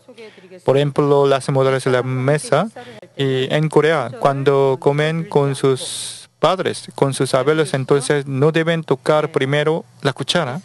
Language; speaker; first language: Spanish; non-native, learner; Korean